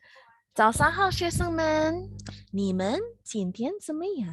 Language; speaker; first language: Chinese; non-native, fluent; Indonesian